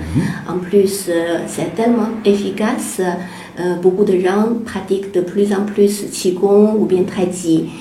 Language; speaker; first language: French; non-native, fluent; Chinese